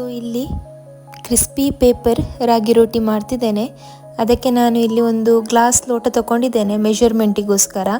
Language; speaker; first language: Kannada; non-native, local second language; Tulu